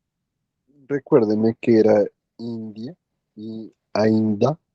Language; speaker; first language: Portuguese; non-native, learner; Spanish